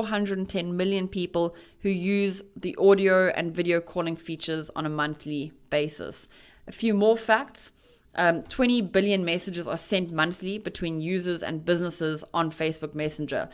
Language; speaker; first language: English; native; English